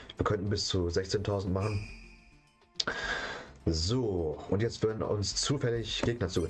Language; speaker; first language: German; native; German